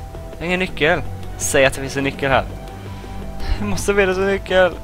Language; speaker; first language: Swedish; native; Swedish